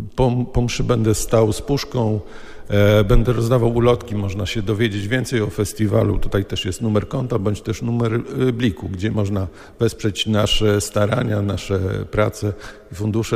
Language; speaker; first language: Polish; native; Polish